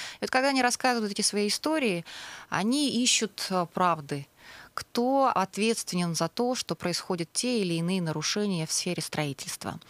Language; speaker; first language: Russian; native; Russian